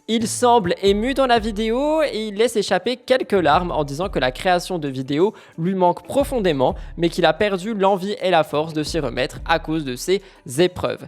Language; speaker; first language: French; native; French